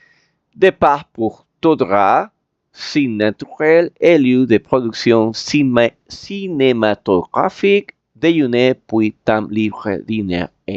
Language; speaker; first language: French; non-native, fluent; Spanish